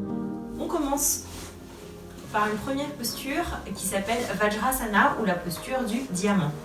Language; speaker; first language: French; native; French